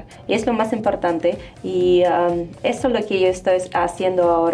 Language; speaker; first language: Spanish; non-native, fluent; Russian